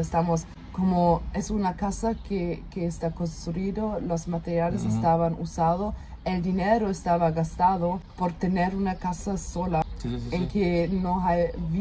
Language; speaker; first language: Spanish; non-native, fluent; German